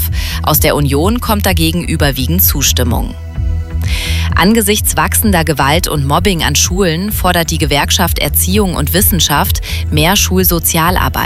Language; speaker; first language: German; native; German